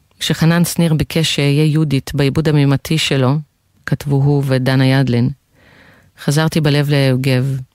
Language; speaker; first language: Hebrew; non-native, fluent; Russian